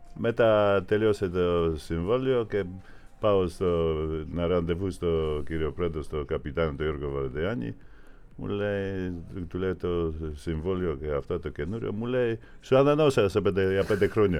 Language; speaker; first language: Greek; non-native, fluent; Polish